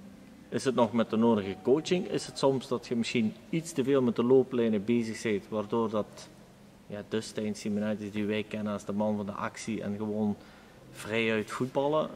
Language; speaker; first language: Dutch; native; Dutch